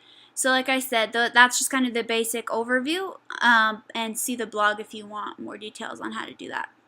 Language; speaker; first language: English; native; English